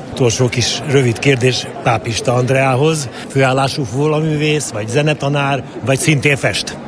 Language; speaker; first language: Hungarian; native; Hungarian